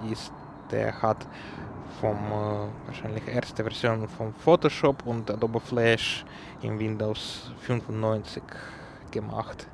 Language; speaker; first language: German; non-native, learner; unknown